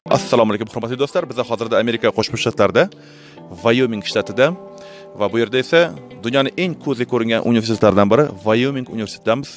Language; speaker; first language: Uzbek; native; Uzbek